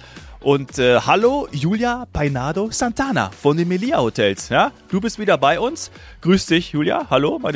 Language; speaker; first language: German; native; German